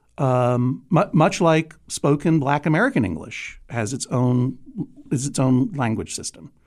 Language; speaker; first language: English; native; English